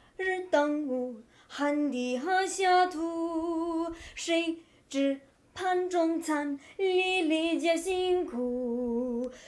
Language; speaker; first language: Chinese; non-native, fluent; English